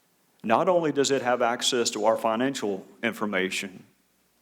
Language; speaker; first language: English; native; English